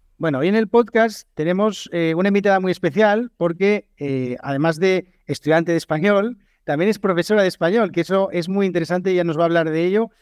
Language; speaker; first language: Spanish; native; Spanish